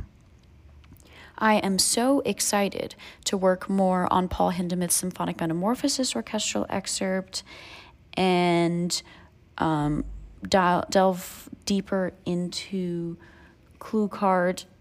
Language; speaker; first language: English; native; English